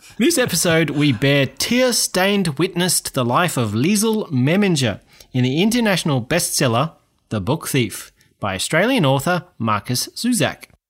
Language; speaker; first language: English; native; English